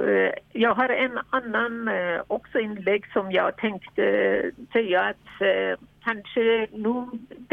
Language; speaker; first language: Swedish; non-native, fluent; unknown